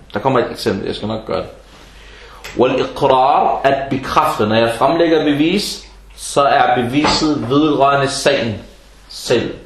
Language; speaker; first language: Danish; non-native, fluent; Arabic